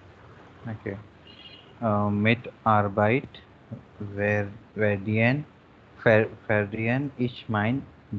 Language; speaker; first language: German; non-native, learner; Hindi